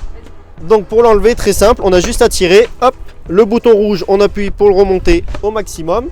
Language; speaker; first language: French; native; French